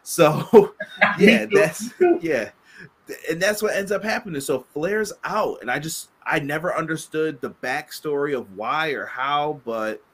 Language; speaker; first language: English; native; English